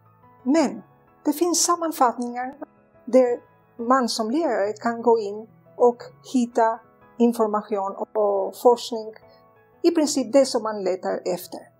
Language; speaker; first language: Swedish; non-native, fluent; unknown